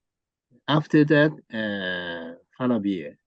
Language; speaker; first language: English; non-native, learner; Japanese